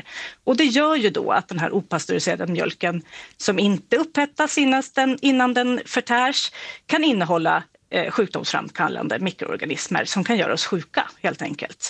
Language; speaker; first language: Swedish; native; Swedish